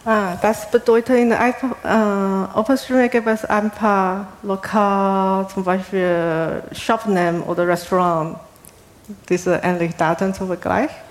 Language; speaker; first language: German; non-native, fluent; Chinese